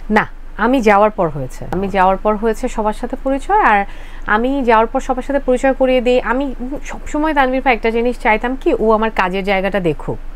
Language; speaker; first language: Bangla; native; Bangla